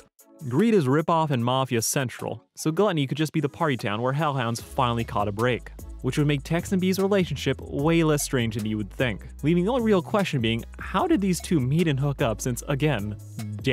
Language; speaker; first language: English; native; English